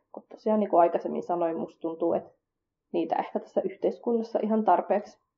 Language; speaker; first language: Finnish; early bilingual, other home language; Kurdish